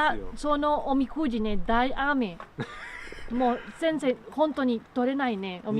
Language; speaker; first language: Japanese; non-native, learner; Spanish